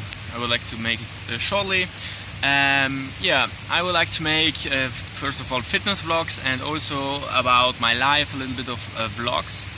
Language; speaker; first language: English; non-native, learner; German